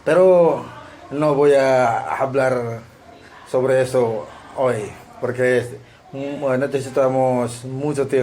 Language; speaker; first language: Spanish; non-native, learner; Indonesian